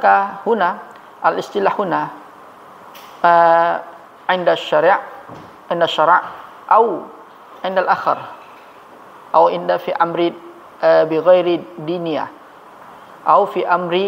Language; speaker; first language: Arabic; non-native, fluent; Indonesian